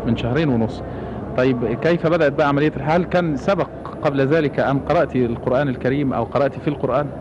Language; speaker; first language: Arabic; native; Arabic